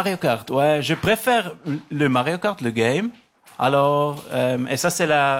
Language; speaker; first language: French; non-native, local second language; German